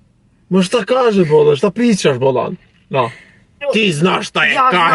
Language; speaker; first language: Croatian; non-native, learner; Albanian